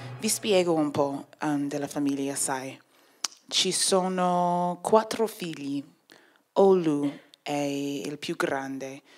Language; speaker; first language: Italian; non-native, fluent; English